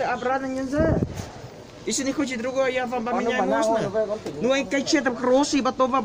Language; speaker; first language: Russian; non-native, learner; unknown